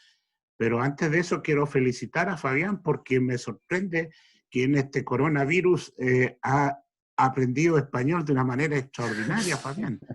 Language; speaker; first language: Spanish; native; Spanish